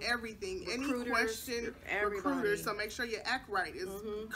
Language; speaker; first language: English; native; English